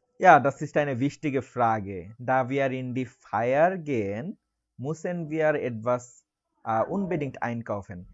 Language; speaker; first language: German; non-native, learner; Bangla